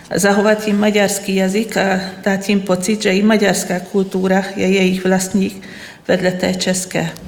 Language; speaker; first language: Czech; non-native, fluent; Hungarian